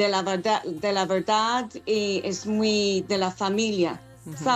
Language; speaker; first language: Spanish; non-native, fluent; English